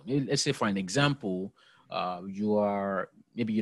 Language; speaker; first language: English; non-native, local second language; Yoruba